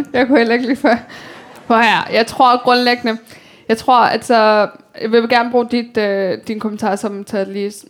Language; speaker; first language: Danish; early bilingual, other home language; Persian